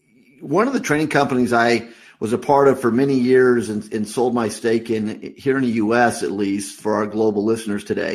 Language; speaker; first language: English; native; English